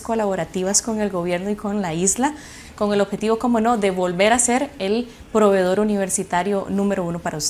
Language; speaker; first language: Spanish; native; Spanish